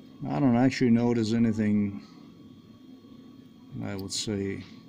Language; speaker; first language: English; non-native, fluent; Slovenian